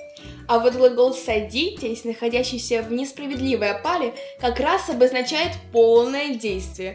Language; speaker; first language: Russian; native; Russian